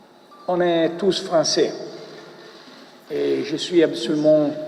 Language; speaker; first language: French; non-native, fluent; Italian